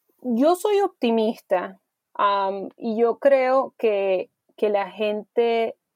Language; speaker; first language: Spanish; early bilingual, heritage; Spanish